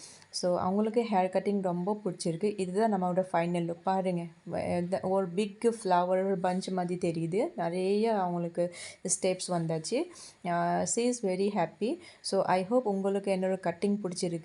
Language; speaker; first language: Tamil; non-native, fluent; Assamese